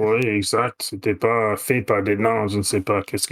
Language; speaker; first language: French; non-native, fluent; English